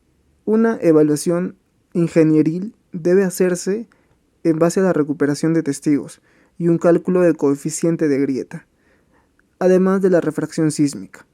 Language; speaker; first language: Spanish; native; Spanish